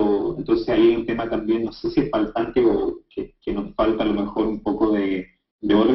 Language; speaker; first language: Spanish; native; Spanish